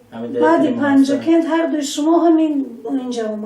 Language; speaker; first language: Persian; native; Persian